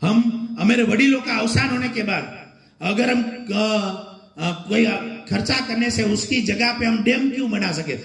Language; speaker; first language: Hindi; non-native, local second language; Gujarati